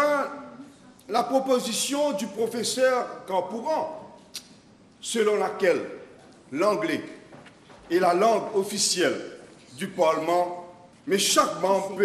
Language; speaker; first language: French; non-native, local second language; Morisyen